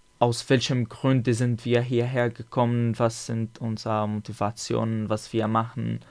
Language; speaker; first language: German; non-native, learner; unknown